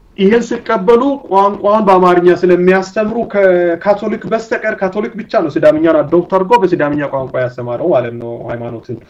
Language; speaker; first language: Amharic; non-native, local second language; Sidamo